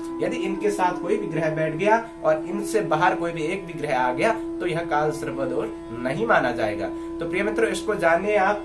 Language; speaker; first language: Hindi; native; Hindi